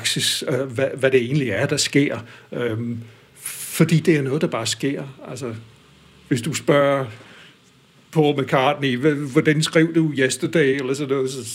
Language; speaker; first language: Danish; non-native, fluent; English